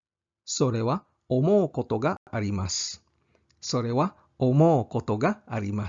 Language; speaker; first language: Japanese; non-native, fluent; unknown